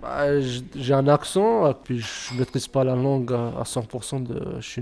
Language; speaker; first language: French; early bilingual, other home language; Bosnian